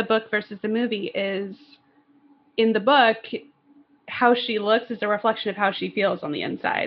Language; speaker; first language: English; native; English